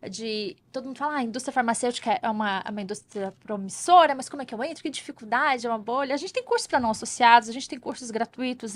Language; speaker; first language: Portuguese; native; Portuguese